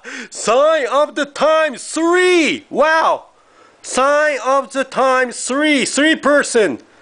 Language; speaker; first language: English; non-native, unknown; Japanese